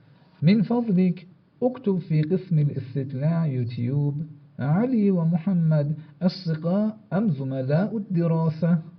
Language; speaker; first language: Arabic; non-native, fluent; Persian